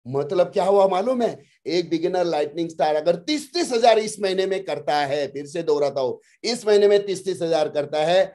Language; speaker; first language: Hindi; non-native, local second language; Marathi